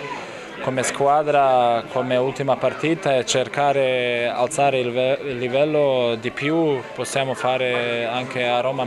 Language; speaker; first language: Italian; non-native, learner; Bosnian